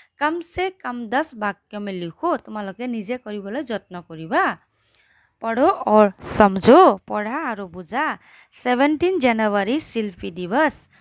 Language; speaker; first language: Hindi; non-native, local second language; Assamese